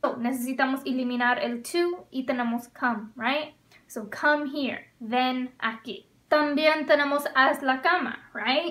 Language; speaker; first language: Spanish; non-native, fluent; English